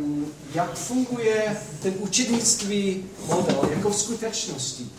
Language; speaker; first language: Czech; non-native, fluent; English